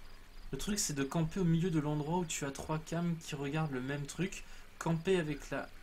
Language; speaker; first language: French; native; French